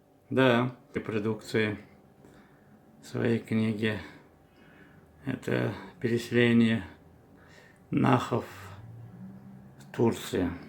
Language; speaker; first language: Russian; non-native, local second language; Chechen